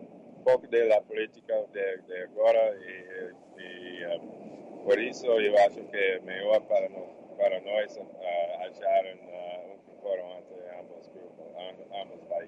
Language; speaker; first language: Portuguese; non-native, fluent; English